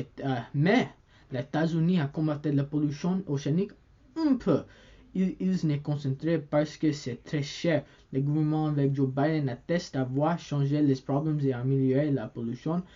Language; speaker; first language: French; non-native, learner; English